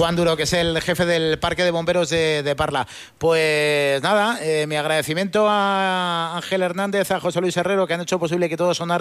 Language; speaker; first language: Spanish; native; Spanish